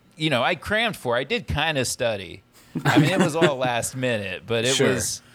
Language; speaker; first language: English; native; English